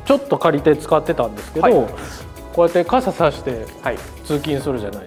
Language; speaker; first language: Japanese; native; Japanese